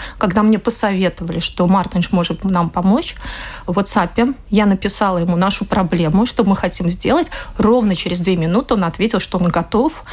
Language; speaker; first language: Russian; native; Russian